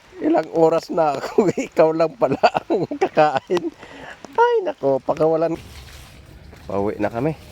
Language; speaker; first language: Filipino; non-native, local second language; Cebuano